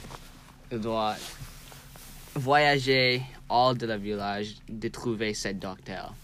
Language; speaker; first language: French; non-native, learner; English